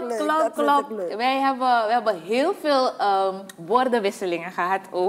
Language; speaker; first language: Dutch; native; Dutch